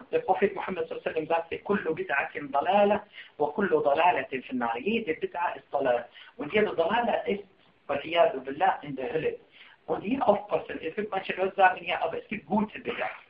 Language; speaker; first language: German; non-native, fluent; Arabic